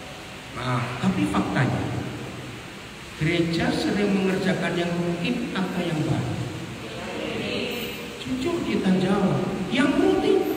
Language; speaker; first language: Indonesian; native; Indonesian